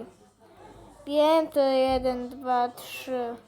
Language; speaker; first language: Polish; native; Polish